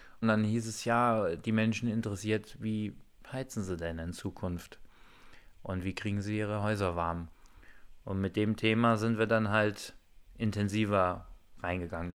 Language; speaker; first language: German; native; German